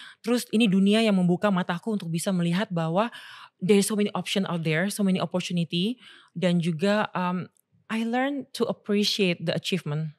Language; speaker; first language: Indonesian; native; Indonesian